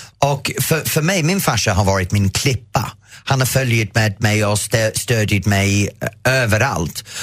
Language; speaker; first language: Swedish; non-native, fluent; English